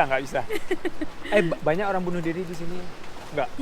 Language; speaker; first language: Indonesian; early bilingual, heritage; Indonesian